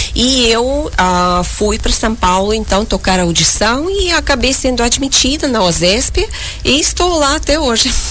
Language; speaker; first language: Portuguese; non-native, fluent; Russian